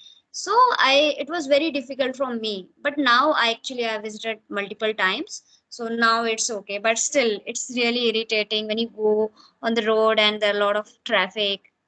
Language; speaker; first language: English; non-native, fluent; Hindi